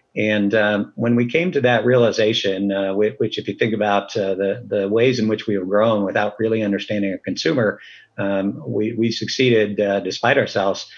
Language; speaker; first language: English; native; English